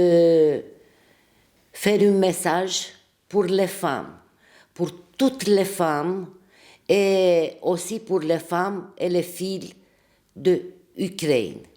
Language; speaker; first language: French; non-native, fluent; Romanian